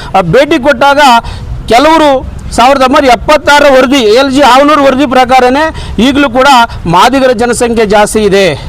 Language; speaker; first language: Kannada; native; Kannada